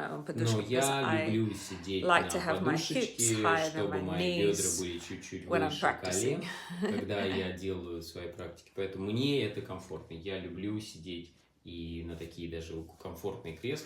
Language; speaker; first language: Russian; native; Russian